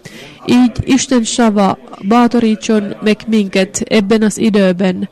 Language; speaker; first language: Hungarian; non-native, fluent; Finnish